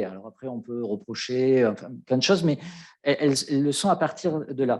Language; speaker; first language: French; native; French